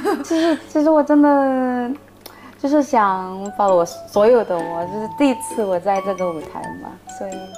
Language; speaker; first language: Chinese; non-native, fluent; Malay